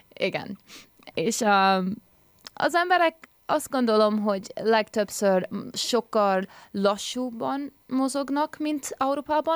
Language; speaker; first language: Hungarian; early bilingual, heritage; Hungarian